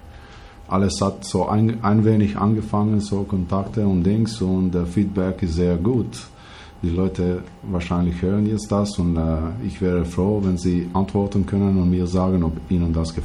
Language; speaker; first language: German; non-native, learner; Albanian